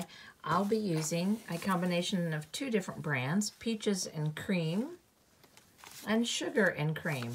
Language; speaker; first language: English; native; English